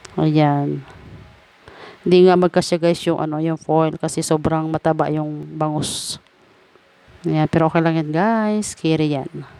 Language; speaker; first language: Filipino; native; Filipino